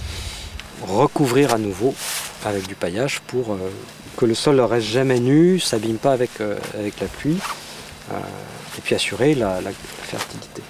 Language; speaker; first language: French; native; French